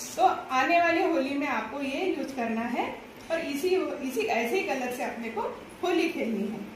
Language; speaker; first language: Hindi; non-native, local second language; Marathi